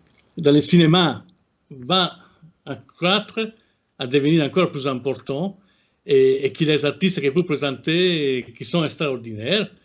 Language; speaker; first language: French; non-native, fluent; Italian